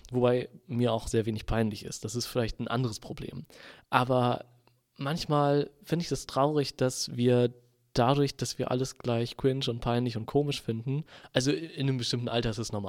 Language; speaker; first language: German; native; German